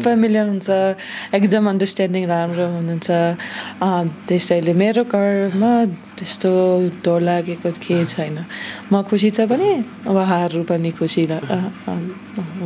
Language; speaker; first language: Nepali; non-native, learner; German